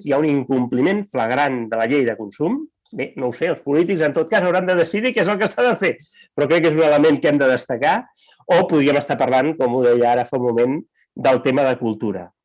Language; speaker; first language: Catalan; native; Catalan